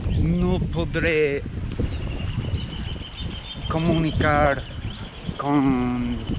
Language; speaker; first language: Spanish; non-native, learner; English